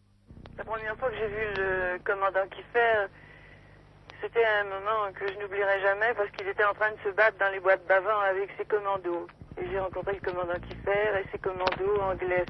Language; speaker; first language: French; native; French